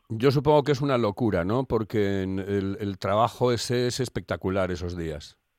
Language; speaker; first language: Spanish; native; Spanish